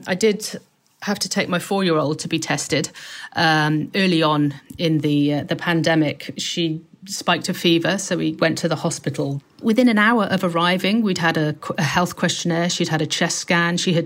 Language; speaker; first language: English; native; English